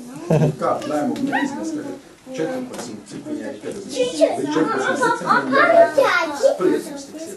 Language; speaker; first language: Latvian; native; Latvian